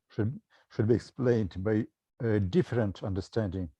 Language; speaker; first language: English; non-native, fluent; Russian